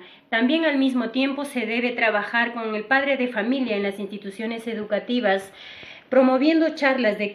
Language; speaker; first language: Spanish; native; Spanish